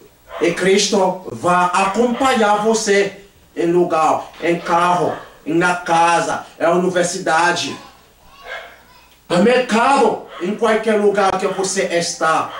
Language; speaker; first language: Portuguese; non-native, learner; Haitian Creole